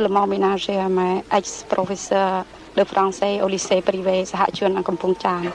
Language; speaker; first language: French; non-native, local second language; Khmer